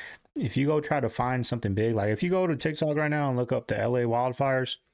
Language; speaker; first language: English; native; English